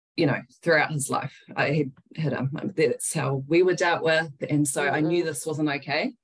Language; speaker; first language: English; native; English